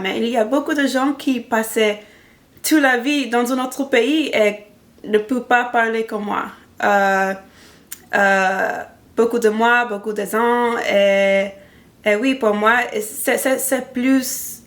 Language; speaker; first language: French; non-native, learner; English